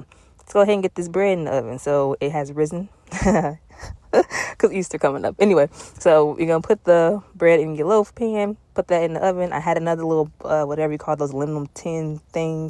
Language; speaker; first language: English; native; English